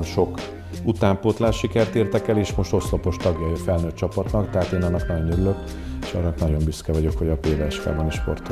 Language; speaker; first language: Hungarian; native; Hungarian